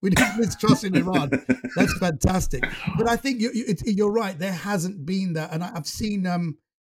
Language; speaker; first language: English; native; English